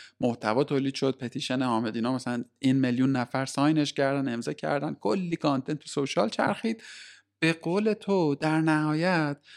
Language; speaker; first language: Persian; native; Persian